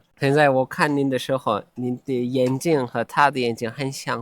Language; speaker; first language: Chinese; non-native, learner; Turkish